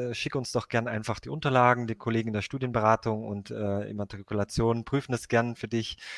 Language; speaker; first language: German; native; German